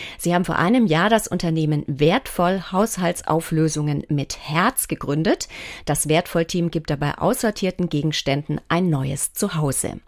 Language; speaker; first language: German; native; German